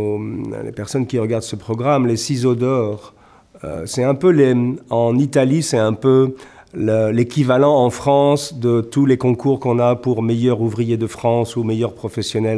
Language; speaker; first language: French; native; French